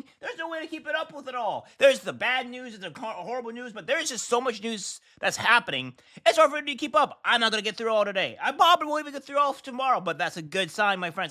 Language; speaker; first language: English; native; English